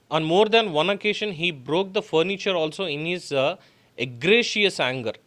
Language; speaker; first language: English; non-native, local second language; Telugu